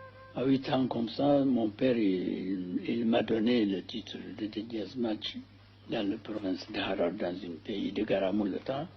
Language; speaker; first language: French; non-native, fluent; Amharic